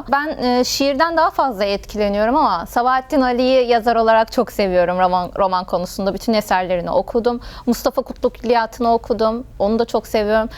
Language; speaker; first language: Turkish; non-native, fluent; Arabic